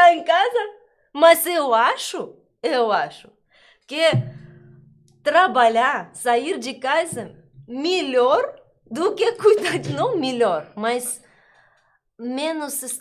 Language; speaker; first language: Portuguese; non-native, learner; Russian